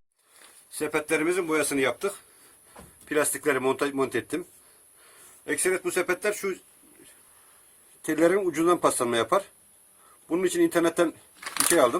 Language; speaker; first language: Turkish; native; Turkish